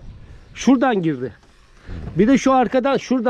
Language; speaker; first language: Turkish; native; Turkish